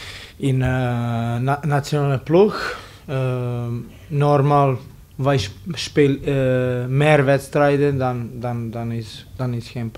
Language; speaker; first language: Dutch; non-native, learner; Serbian